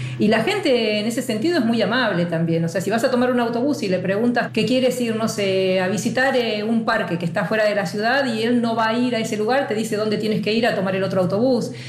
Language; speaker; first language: Spanish; native; Spanish